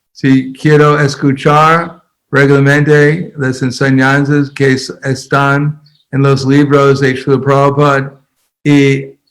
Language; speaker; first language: Spanish; non-native, fluent; English